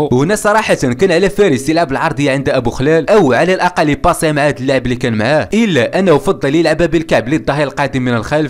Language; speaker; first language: Arabic; native; Arabic